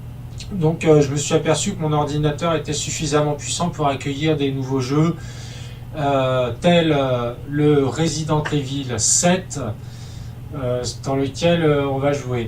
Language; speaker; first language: French; native; French